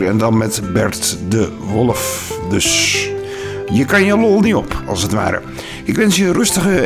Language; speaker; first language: Dutch; native; Dutch